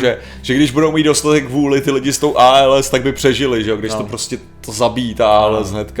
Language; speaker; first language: Czech; native; Czech